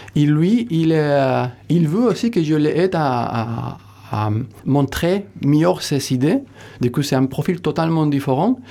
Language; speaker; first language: French; non-native, fluent; Spanish